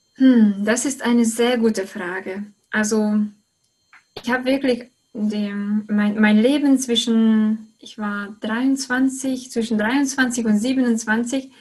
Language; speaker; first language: German; non-native, fluent; Hungarian